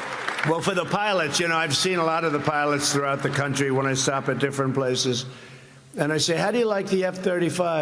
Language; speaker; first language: English; native; English